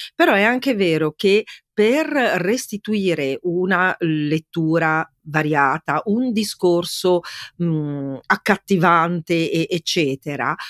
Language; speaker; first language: Italian; native; Italian